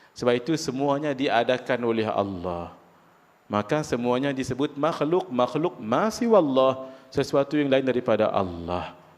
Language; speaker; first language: Malay; native; Malay